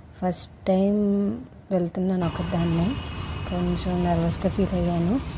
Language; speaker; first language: Telugu; native; Telugu